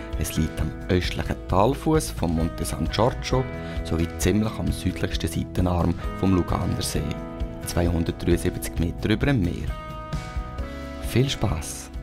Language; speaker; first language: German; native; German